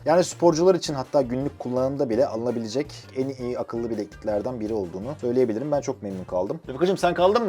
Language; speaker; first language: Turkish; native; Turkish